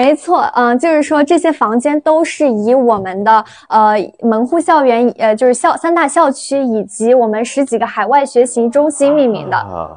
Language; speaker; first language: Chinese; native; Chinese